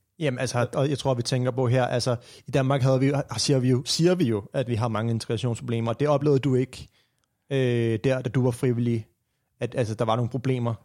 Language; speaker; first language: Danish; native; Danish